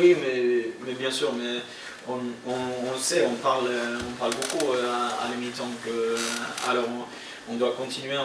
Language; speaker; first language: French; non-native, fluent; Norwegian